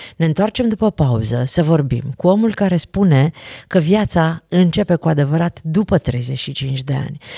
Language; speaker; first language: Romanian; native; Romanian